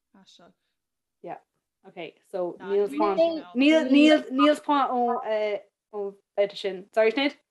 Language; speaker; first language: Irish; native; Irish